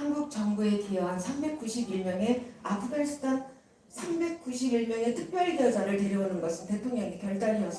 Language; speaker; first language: Korean; native; Korean